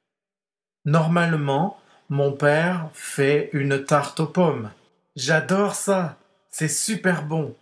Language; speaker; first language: French; non-native, fluent; English